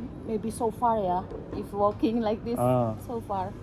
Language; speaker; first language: English; non-native, learner; Indonesian